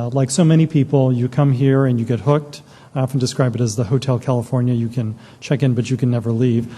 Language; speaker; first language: English; native; English